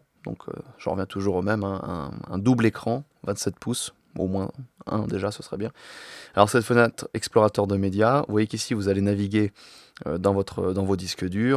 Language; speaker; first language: French; native; French